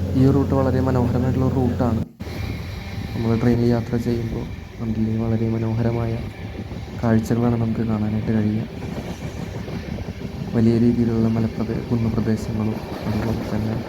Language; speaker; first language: Malayalam; native; Malayalam